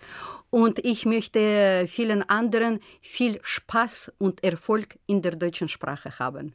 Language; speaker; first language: German; non-native, fluent; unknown